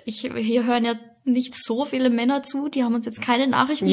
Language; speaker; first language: German; native; German